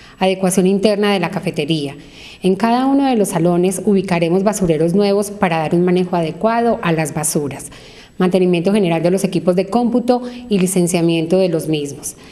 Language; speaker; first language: Spanish; native; Spanish